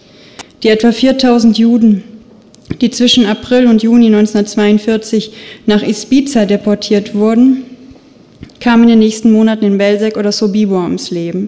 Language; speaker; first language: German; native; German